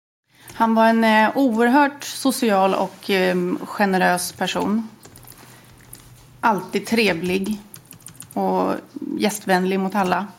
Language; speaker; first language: Swedish; native; Swedish